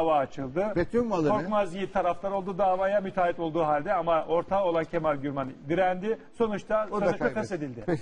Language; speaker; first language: Turkish; native; Turkish